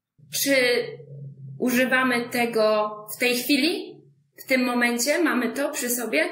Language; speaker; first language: Polish; native; Polish